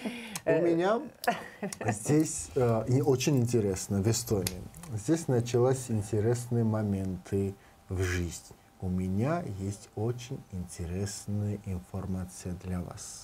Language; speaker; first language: Russian; non-native, learner; Georgian